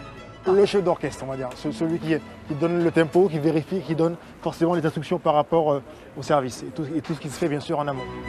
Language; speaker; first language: French; native; French